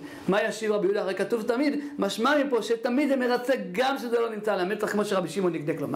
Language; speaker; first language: Hebrew; native; Hebrew